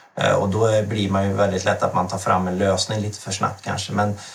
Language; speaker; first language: Swedish; native; Swedish